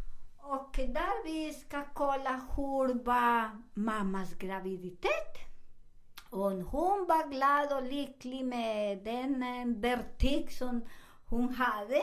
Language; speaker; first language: Swedish; non-native, learner; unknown